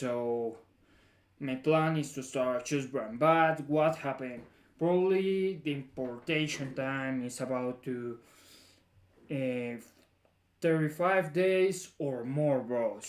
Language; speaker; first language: English; non-native, fluent; Spanish